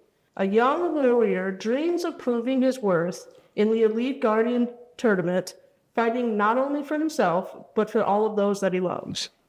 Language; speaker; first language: English; native; English